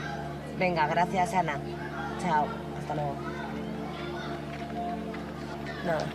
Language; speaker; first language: Spanish; native; Spanish